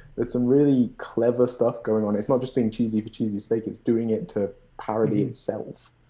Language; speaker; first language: English; native; English